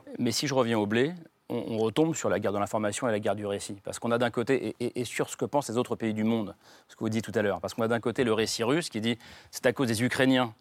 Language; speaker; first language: French; native; French